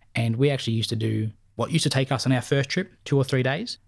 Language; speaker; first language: English; native; English